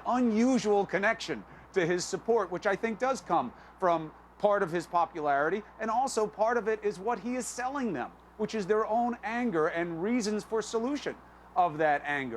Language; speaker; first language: English; native; English